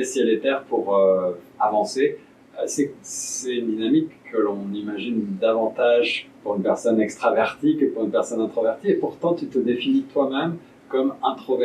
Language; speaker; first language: French; native; French